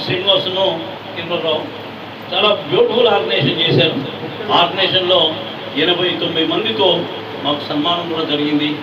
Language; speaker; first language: Telugu; native; Telugu